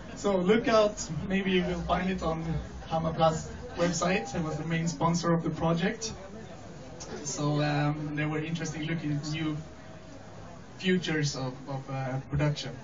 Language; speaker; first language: English; non-native, fluent; Swedish